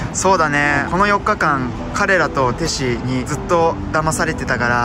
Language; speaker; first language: Japanese; native; Japanese